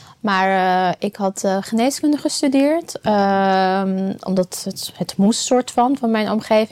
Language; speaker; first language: Dutch; non-native, fluent; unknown